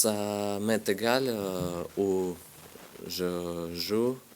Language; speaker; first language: French; non-native, learner; Russian